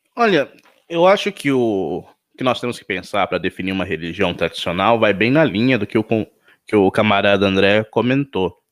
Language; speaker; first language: Portuguese; native; Portuguese